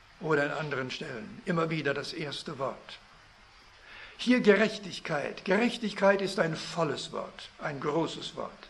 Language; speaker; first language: German; early bilingual, heritage; German